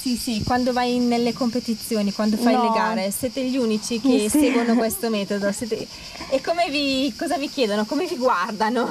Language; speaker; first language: Italian; native; Italian